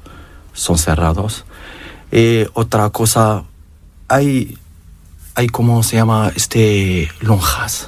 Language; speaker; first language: Spanish; non-native, learner; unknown